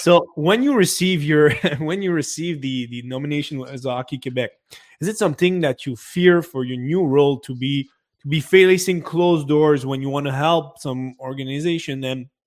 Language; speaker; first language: English; non-native, fluent; French